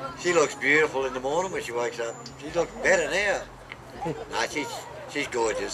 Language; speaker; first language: English; native; English